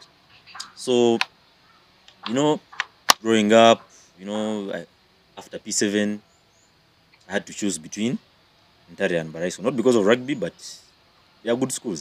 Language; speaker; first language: English; non-native, local second language; Nyankole